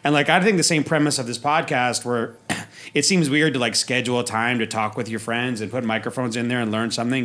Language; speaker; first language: English; native; English